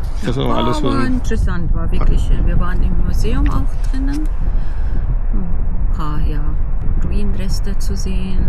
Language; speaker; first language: German; non-native, fluent; Arabic